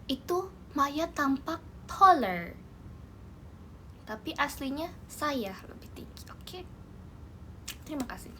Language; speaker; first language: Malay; non-native, learner; Indonesian